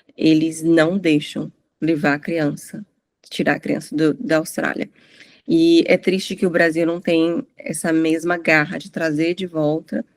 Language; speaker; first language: Portuguese; native; Portuguese